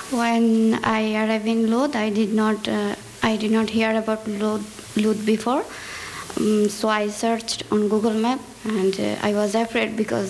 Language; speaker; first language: English; non-native, local second language; Bangla